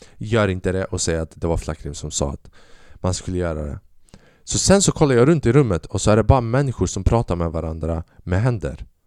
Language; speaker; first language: Swedish; early bilingual, other home language; Albanian